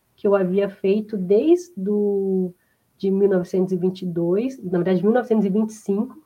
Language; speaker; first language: Portuguese; native; Portuguese